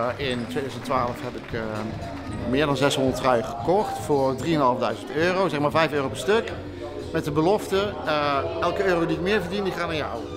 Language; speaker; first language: Dutch; native; Dutch